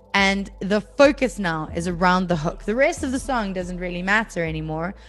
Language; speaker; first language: English; native; English